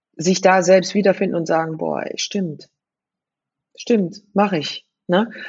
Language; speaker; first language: German; native; German